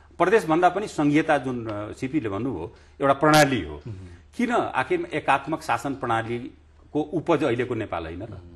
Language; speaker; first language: Nepali; non-native, local second language; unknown